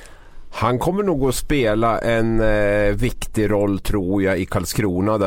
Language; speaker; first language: Swedish; native; Swedish